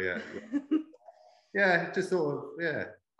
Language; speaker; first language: English; native; English